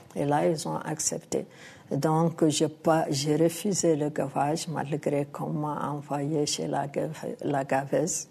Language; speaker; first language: French; non-native, local second language; Arabic